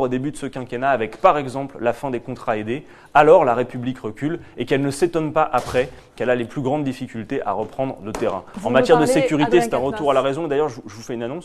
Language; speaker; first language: French; native; French